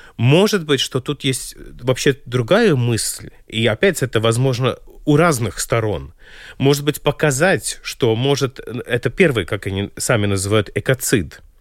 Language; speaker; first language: Russian; non-native, local second language; Latvian